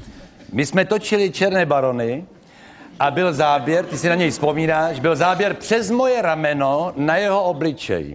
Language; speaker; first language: Czech; native; Czech